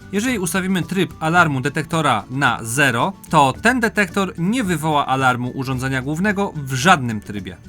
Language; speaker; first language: Polish; native; Polish